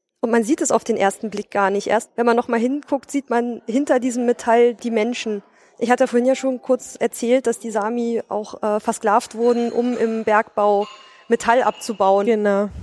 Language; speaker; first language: German; native; German